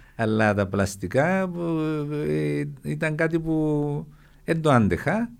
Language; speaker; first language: Greek; native; Greek